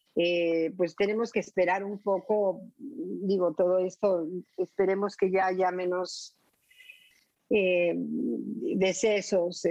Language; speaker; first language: Spanish; native; Spanish